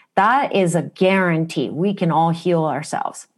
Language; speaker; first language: English; non-native, fluent; Japanese